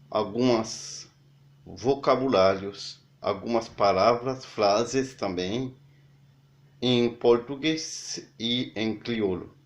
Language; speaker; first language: Portuguese; non-native, learner; Haitian Creole